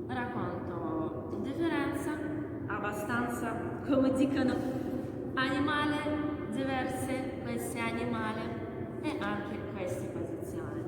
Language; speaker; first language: Italian; non-native, learner; Russian